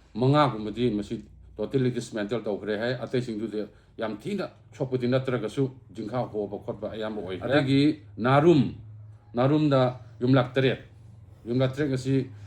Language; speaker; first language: Manipuri; non-native, local second language; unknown